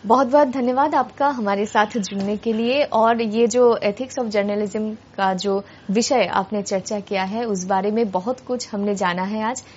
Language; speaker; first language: Hindi; non-native, local second language; Bangla